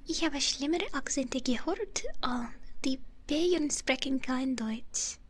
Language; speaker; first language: German; non-native, learner; English